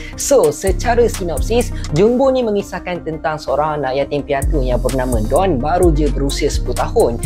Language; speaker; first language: Malay; native; Malay